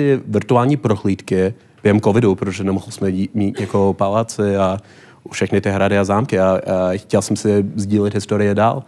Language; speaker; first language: Czech; non-native, learner; English